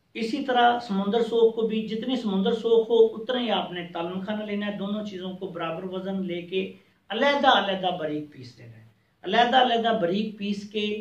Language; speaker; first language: Urdu; non-native, local second language; Punjabi